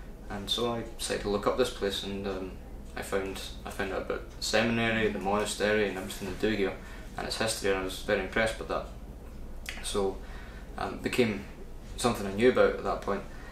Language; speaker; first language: English; native; English